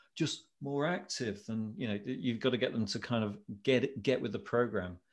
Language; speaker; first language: English; native; English